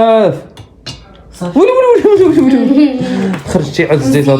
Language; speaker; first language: Arabic; native; Arabic